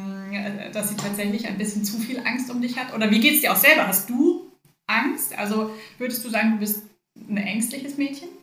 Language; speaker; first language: German; native; German